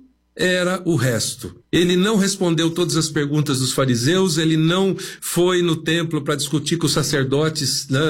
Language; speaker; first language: Portuguese; native; Portuguese